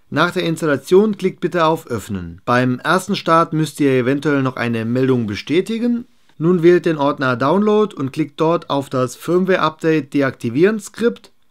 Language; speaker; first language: German; native; German